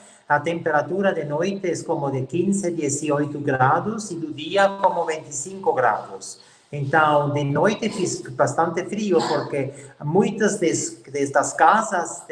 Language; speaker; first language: Portuguese; non-native, fluent; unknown